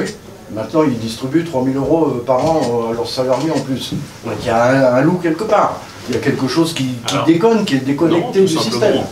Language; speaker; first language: French; native; French